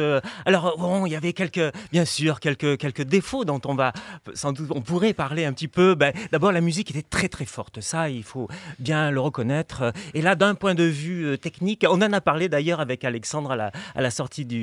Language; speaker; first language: French; native; French